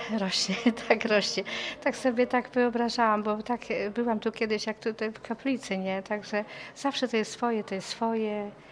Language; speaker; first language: Polish; non-native, local second language; Ukrainian